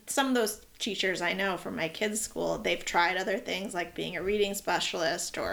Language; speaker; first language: English; native; English